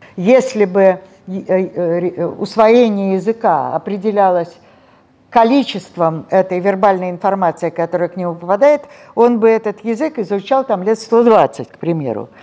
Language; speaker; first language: Russian; native; Russian